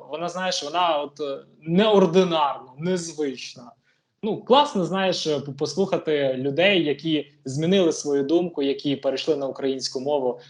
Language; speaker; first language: Ukrainian; native; Ukrainian